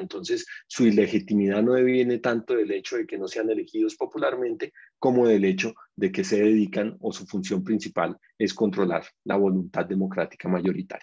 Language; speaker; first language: Spanish; native; Spanish